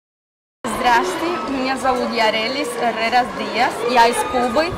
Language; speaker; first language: Russian; non-native, learner; Spanish